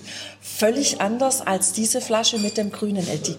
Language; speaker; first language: German; native; German